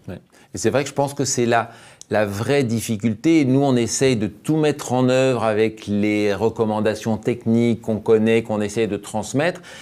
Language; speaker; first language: French; native; French